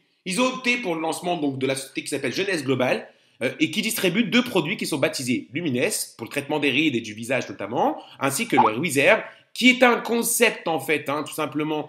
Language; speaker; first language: French; native; French